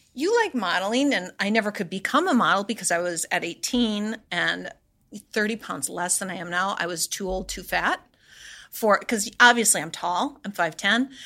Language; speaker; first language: English; native; English